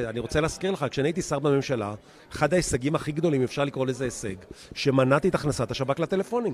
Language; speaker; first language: Hebrew; native; Hebrew